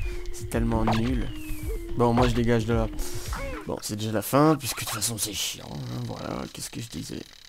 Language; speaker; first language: French; native; French